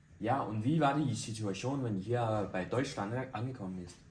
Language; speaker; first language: German; non-native, learner; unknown